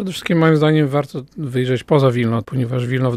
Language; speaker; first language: Polish; native; Polish